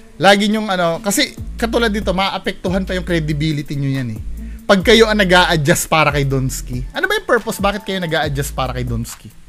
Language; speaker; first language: Filipino; native; Filipino